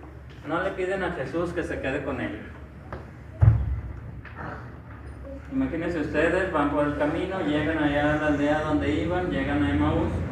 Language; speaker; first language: Spanish; native; Spanish